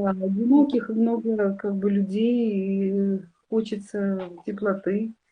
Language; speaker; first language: Russian; native; Russian